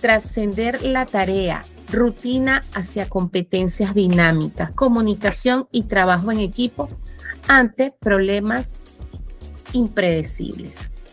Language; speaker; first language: Spanish; native; Spanish